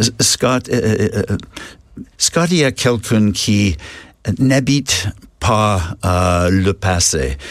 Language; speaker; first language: French; non-native, learner; English